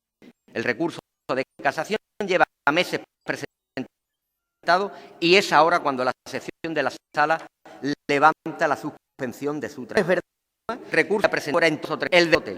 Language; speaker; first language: Spanish; native; Spanish